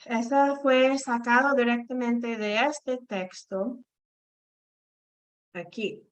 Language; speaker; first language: Spanish; non-native, fluent; English